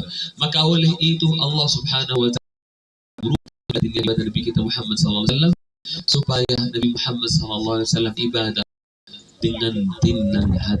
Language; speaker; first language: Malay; non-native, fluent; Arabic